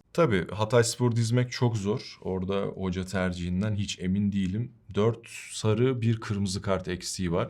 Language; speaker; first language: Turkish; native; Turkish